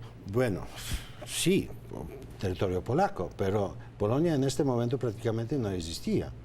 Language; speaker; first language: Spanish; non-native, fluent; Polish